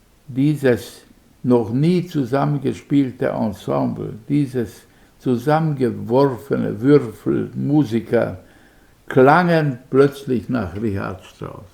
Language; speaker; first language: German; non-native, fluent; Hungarian